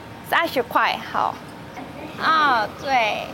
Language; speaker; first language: Chinese; non-native, learner; Korean